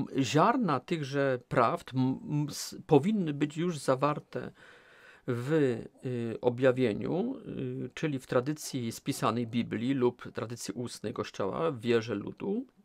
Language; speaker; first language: Polish; native; Polish